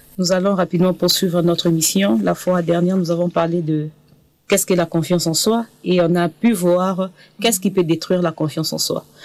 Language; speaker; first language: French; native; French